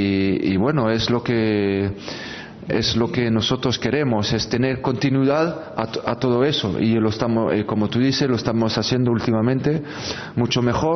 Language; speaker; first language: Spanish; non-native, fluent; French